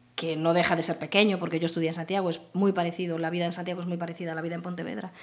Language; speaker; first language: Spanish; native; Spanish